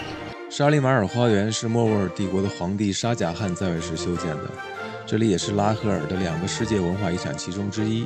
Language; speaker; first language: Chinese; native; Chinese